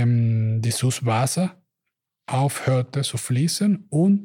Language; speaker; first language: German; non-native, learner; Spanish